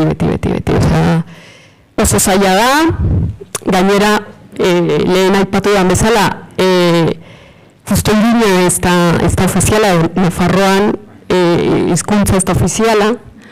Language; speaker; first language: Basque; non-native, fluent; Spanish